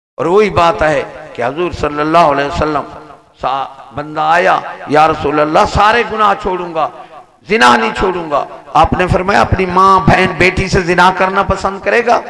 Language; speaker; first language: Urdu; native; Urdu